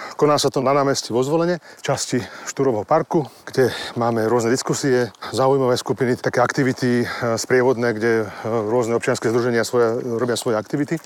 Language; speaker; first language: Slovak; native; Slovak